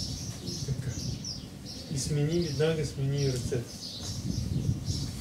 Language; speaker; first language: Bulgarian; non-native, learner; Russian